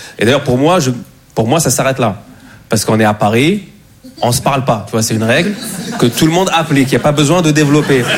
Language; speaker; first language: French; native; French